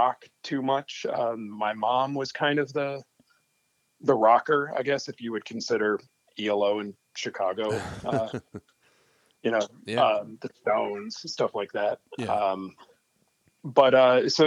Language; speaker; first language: English; native; English